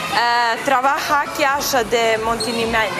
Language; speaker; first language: Spanish; non-native, learner; Serbian